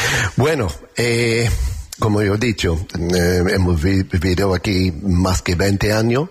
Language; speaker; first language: Spanish; non-native, learner; English